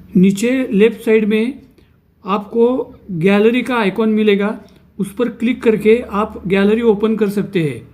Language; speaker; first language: Hindi; non-native, local second language; Marathi